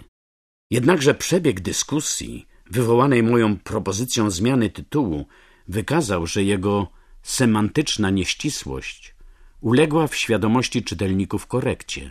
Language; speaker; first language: Polish; native; Polish